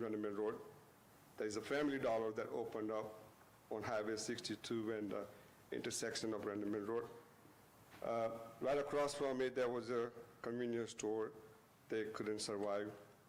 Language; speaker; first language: English; non-native, local second language; Gujarati